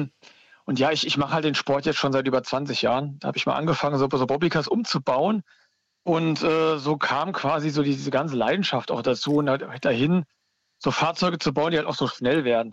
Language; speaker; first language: German; native; German